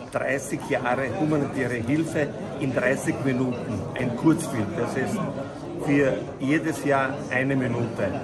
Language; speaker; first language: German; non-native, fluent; Bosnian